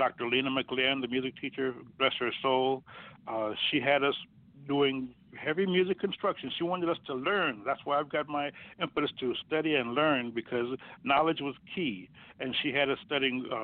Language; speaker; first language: English; native; English